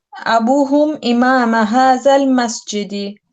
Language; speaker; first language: Arabic; non-native, learner; English